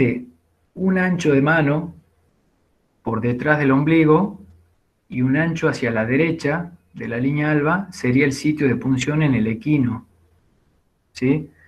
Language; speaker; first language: Spanish; native; Spanish